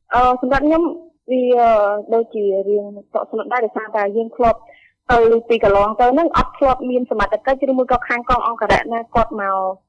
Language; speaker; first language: Khmer; native; Khmer